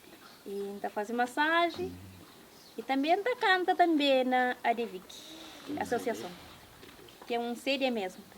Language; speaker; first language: Portuguese; non-native, local second language; Kabuverdianu